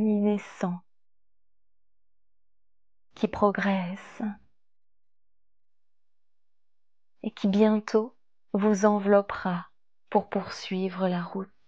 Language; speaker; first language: French; native; French